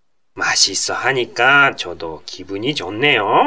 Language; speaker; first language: Korean; non-native, fluent; Japanese